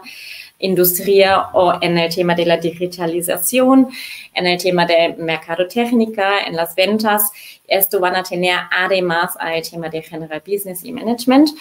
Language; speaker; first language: Spanish; non-native, fluent; German